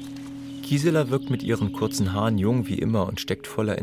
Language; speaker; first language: German; native; German